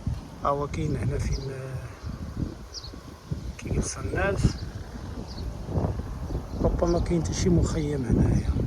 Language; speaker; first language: Arabic; native; Arabic